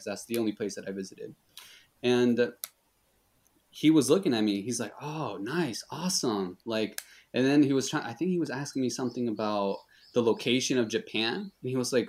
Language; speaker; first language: English; early bilingual, other home language; Spanish